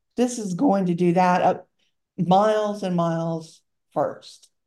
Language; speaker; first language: English; native; English